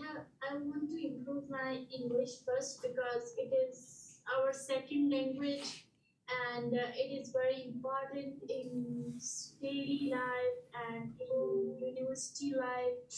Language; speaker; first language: English; non-native, learner; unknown